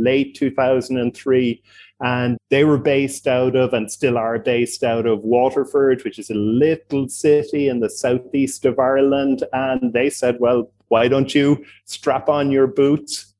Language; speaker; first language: English; native; English